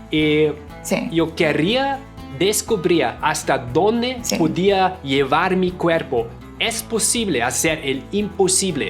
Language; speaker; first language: Spanish; non-native, fluent; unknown